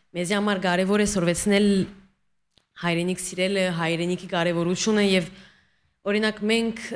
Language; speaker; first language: Armenian; early bilingual, heritage; Armenian